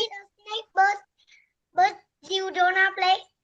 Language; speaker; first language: English; non-native, learner; Vietnamese